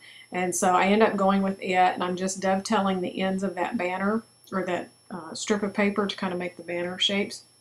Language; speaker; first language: English; native; English